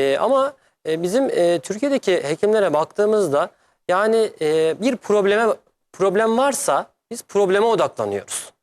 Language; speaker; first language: Turkish; native; Turkish